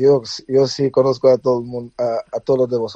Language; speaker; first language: Spanish; non-native, fluent; Dutch